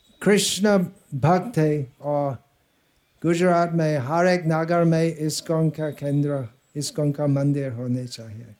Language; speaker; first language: Hindi; non-native, fluent; English